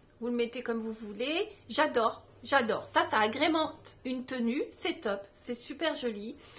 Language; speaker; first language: French; native; French